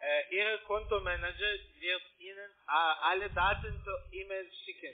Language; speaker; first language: German; non-native, learner; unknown